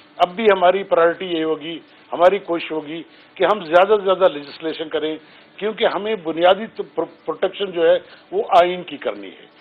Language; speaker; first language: Urdu; non-native, local second language; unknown